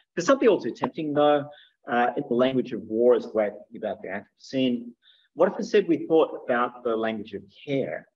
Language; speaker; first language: English; native; English